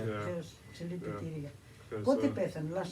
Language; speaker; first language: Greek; early bilingual, heritage; Greek